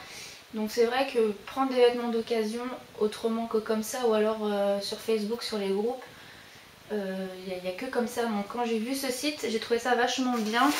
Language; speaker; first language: French; native; French